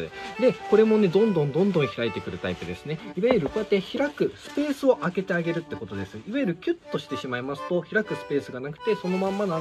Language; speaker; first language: Japanese; native; Japanese